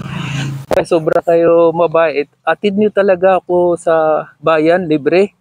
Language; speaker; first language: Filipino; non-native, learner; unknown